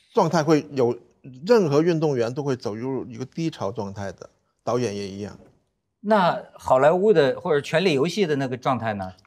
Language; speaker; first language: Chinese; non-native, fluent; Cantonese